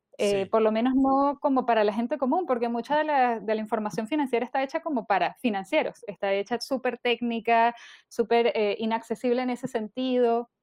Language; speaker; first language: Spanish; native; Spanish